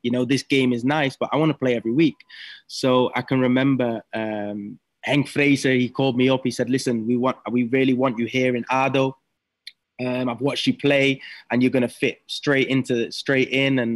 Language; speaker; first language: English; native; English